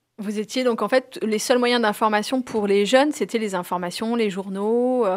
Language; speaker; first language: French; native; French